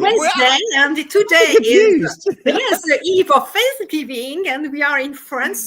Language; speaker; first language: English; non-native, fluent; French